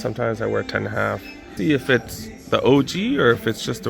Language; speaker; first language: English; native; English